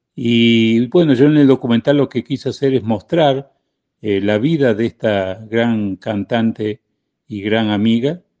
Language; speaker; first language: Spanish; native; Spanish